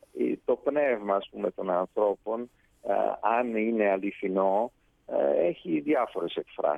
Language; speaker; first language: Greek; non-native, fluent; Italian